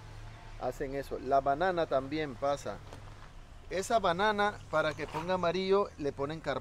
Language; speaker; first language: Spanish; native; Spanish